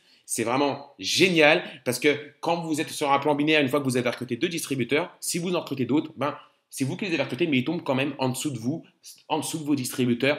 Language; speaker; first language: French; native; French